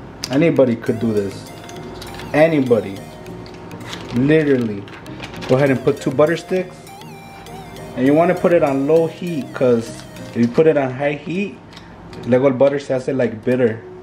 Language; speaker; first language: English; early bilingual, other home language; Spanish